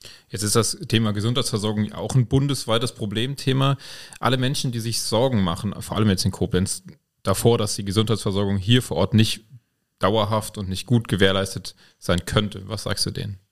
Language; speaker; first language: German; native; German